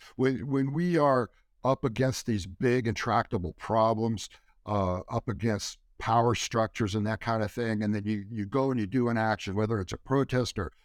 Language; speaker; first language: English; native; English